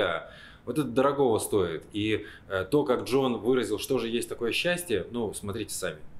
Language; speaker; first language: Russian; native; Russian